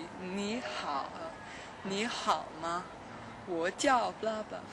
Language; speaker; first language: Chinese; non-native, learner; Danish